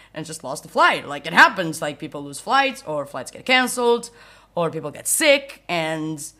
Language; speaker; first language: English; non-native, fluent; Portuguese